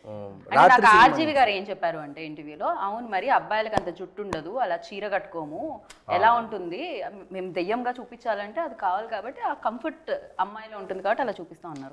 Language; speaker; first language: Telugu; native; Telugu